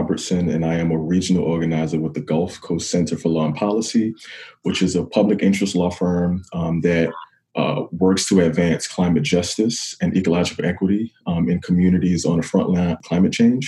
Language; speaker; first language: English; native; English